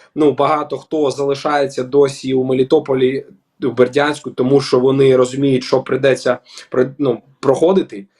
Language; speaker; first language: Ukrainian; non-native, local second language; Russian